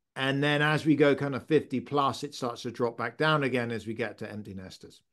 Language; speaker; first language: English; native; English